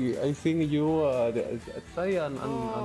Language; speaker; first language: English; non-native, learner; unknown